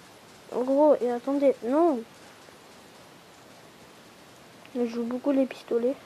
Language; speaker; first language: French; native; French